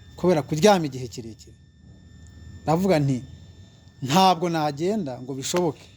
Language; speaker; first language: Kinyarwanda; early bilingual, heritage; Kinyarwanda